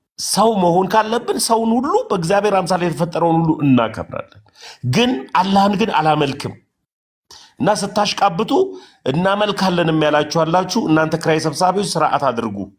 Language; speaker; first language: Amharic; non-native, local second language; Oromo